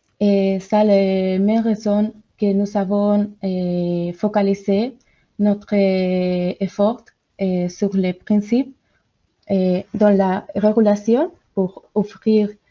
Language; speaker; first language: French; non-native, learner; Spanish